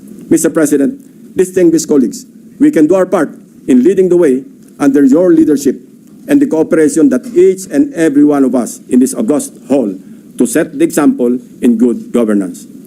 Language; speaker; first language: English; non-native, local second language; Filipino